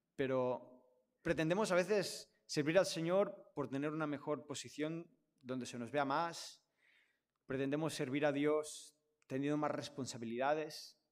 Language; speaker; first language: Spanish; non-native, local second language; Catalan